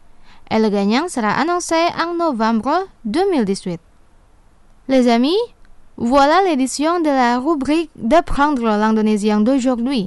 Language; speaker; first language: French; non-native, fluent; Indonesian